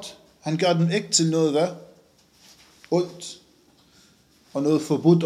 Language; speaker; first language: Danish; non-native, fluent; Arabic